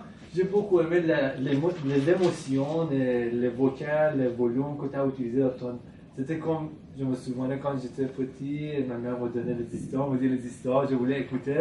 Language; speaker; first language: French; non-native, fluent; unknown